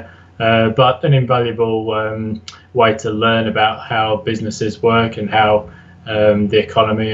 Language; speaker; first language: English; native; English